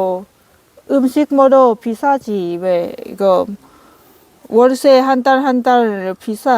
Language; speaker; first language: Korean; non-native, learner; Lao